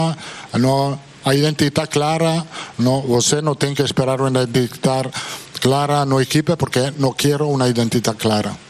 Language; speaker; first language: Portuguese; non-native, fluent; Italian